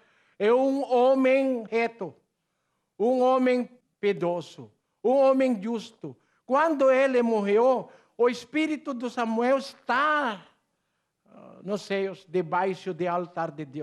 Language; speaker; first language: Portuguese; non-native, learner; Filipino